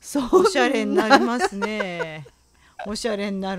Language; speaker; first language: Japanese; native; Japanese